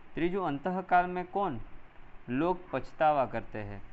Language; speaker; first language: Hindi; non-native, local second language; Gujarati